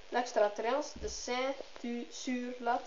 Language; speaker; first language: French; non-native, learner; Dutch